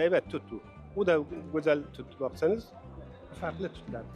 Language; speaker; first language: Turkish; non-native, learner; Uzbek